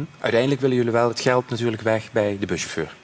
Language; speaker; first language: Dutch; native; Dutch